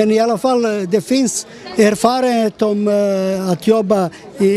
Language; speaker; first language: Swedish; non-native, fluent; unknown